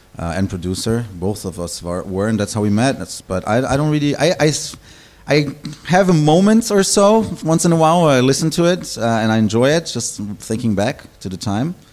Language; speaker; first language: English; non-native, fluent; German